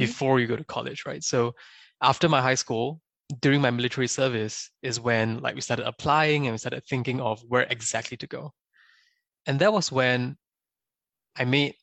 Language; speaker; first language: English; native; English